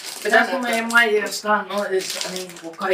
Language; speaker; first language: Finnish; native; Finnish